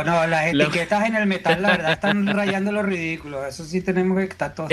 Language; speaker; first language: Spanish; native; Spanish